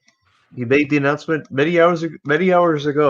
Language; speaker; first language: English; native; English